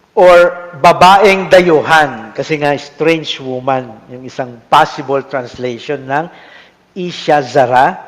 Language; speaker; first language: Filipino; non-native, local second language; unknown